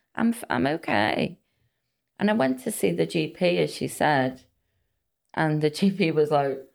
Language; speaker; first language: English; non-native, local second language; Welsh